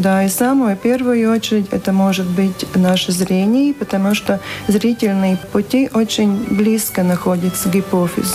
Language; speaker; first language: Russian; non-native, local second language; Latvian